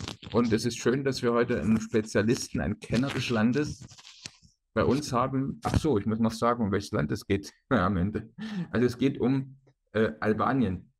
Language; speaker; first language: German; native; German